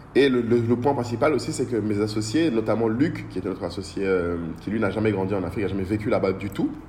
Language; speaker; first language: French; non-native, local second language; Bambara